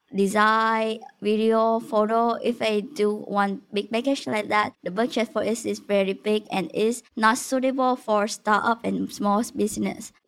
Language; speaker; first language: English; non-native, fluent; Vietnamese